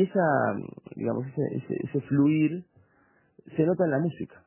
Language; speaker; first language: Spanish; native; Spanish